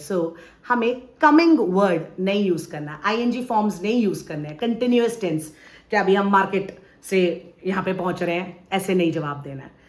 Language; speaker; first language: Hindi; native; Hindi